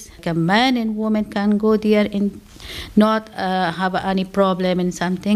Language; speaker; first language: English; non-native, learner; Persian